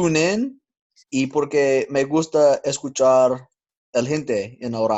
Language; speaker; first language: Spanish; non-native, learner; English